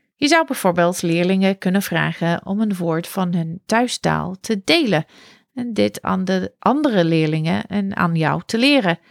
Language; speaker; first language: Dutch; non-native, fluent; English